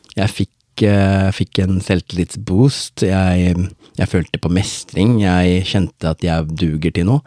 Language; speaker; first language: Norwegian; early bilingual, other home language; Tamil